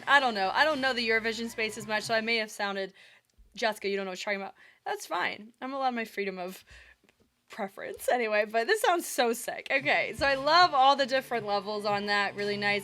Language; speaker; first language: English; native; English